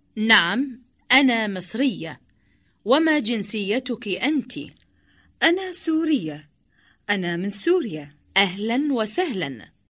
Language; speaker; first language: Arabic; non-native, learner; Indonesian